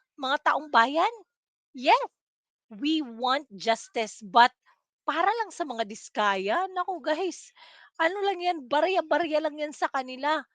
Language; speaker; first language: Filipino; non-native, local second language; Cebuano